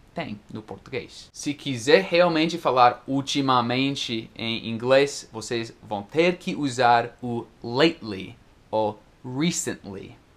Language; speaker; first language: Portuguese; non-native, fluent; English